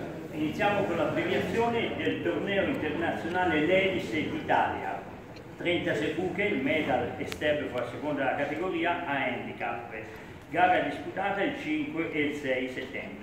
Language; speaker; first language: Italian; native; Italian